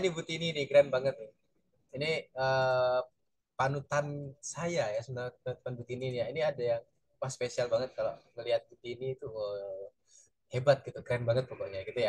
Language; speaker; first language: Indonesian; native; Indonesian